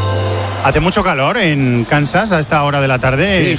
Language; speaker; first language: Spanish; native; Spanish